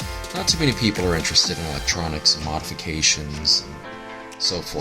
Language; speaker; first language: English; native; English